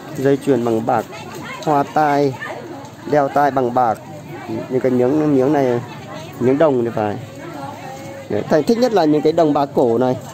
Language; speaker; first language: Vietnamese; native; Vietnamese